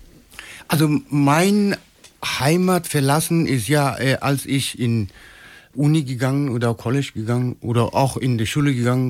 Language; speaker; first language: German; non-native, learner; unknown